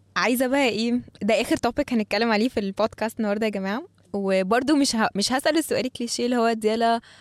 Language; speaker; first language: Arabic; native; Arabic